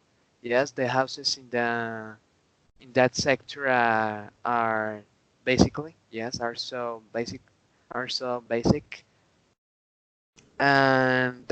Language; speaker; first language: English; non-native, learner; Spanish